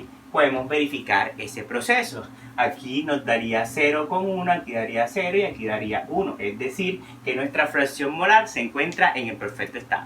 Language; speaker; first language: Spanish; native; Spanish